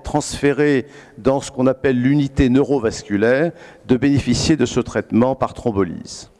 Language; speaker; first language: French; native; French